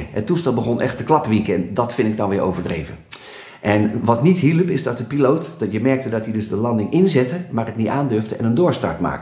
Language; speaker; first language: Dutch; native; Dutch